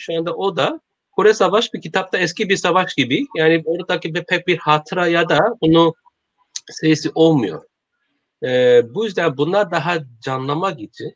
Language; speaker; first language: Turkish; non-native, learner; Korean